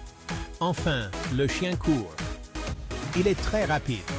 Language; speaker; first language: French; non-native, local second language; Haitian Creole